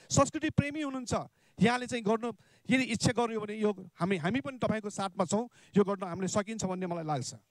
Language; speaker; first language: Nepali; non-native, local second language; Newari